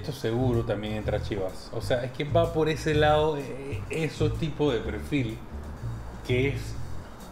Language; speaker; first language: Spanish; native; Spanish